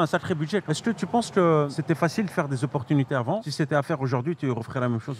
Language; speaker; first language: French; native; French